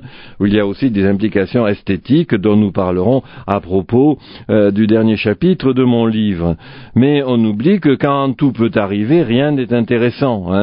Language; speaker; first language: French; native; French